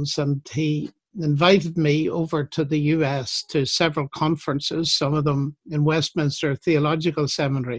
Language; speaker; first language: English; native; English